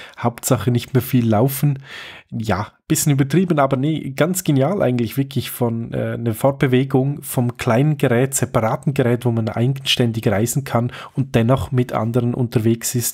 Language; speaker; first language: German; native; German